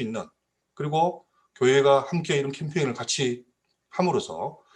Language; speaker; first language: Korean; native; Korean